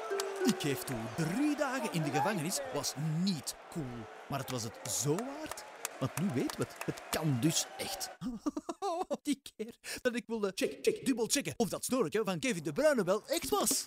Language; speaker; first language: Dutch; native; Dutch